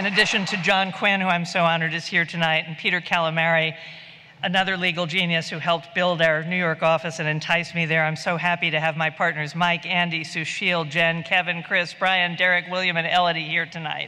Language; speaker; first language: English; native; English